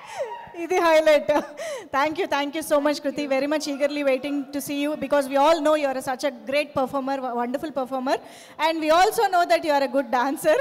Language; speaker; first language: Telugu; native; Telugu